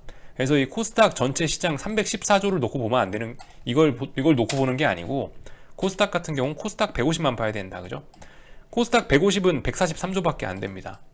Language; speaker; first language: Korean; native; Korean